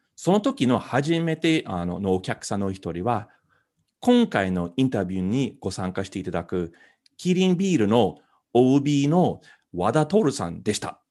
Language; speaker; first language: Japanese; non-native, fluent; English